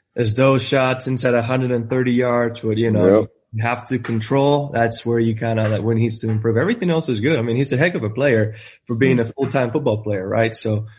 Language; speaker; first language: English; non-native, fluent; Spanish